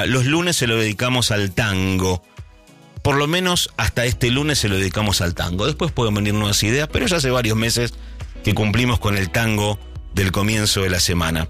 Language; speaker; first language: Spanish; native; Spanish